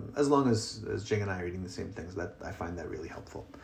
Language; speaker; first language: English; native; English